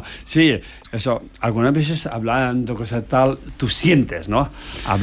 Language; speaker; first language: Spanish; non-native, learner; Tibetan